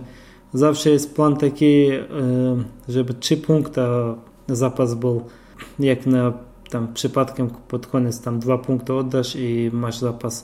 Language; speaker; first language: Polish; non-native, fluent; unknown